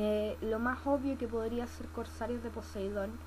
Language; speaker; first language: Spanish; native; Spanish